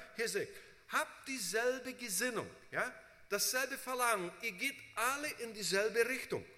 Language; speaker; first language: German; early bilingual, heritage; Portuguese